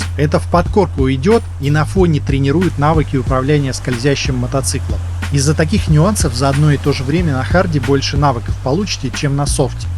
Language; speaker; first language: Russian; native; Russian